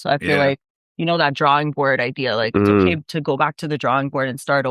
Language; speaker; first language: English; native; English